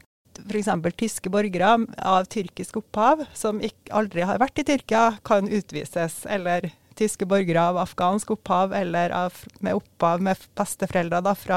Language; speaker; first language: Norwegian; native; Norwegian